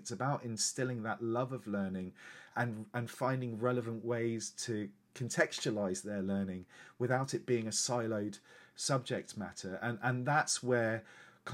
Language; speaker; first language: English; native; English